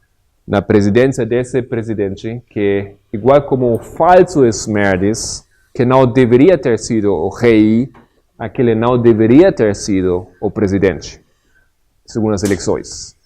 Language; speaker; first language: Portuguese; non-native, fluent; Spanish